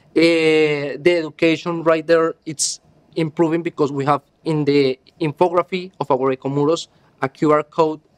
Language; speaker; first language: English; non-native, learner; Spanish